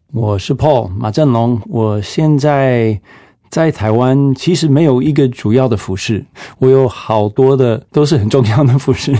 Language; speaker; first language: Chinese; non-native, fluent; English